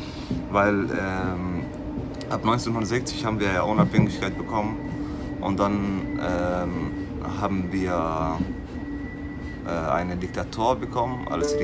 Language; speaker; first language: German; non-native, learner; Somali